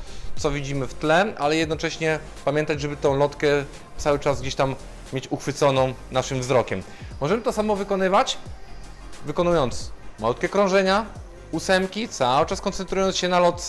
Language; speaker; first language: Polish; native; Polish